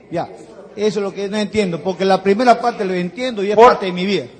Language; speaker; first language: Spanish; native; Spanish